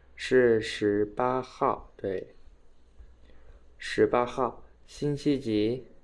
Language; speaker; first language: Chinese; non-native, fluent; Khmer